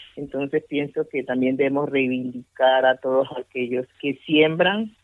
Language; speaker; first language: Spanish; native; Spanish